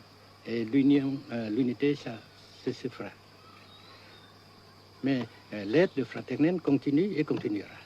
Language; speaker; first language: French; non-native, fluent; Vietnamese